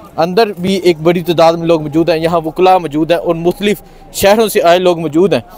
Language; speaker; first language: Urdu; non-native, local second language; Punjabi